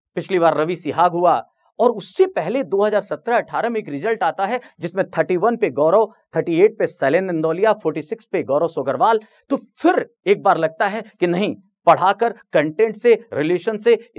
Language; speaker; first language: Hindi; native; Hindi